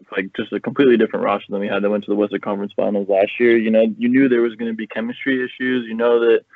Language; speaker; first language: English; native; English